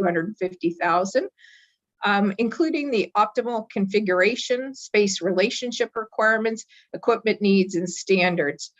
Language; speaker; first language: English; native; English